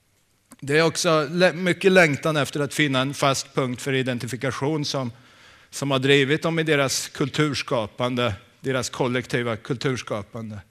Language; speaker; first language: Swedish; native; Swedish